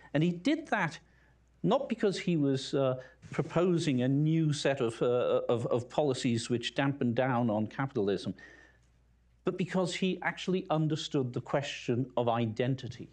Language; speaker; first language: English; native; English